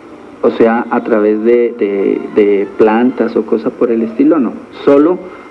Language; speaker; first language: Spanish; native; Spanish